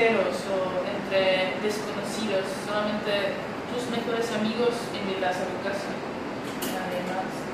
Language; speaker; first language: Spanish; non-native, learner; Czech